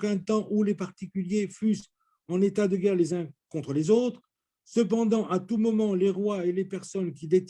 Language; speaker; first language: French; native; French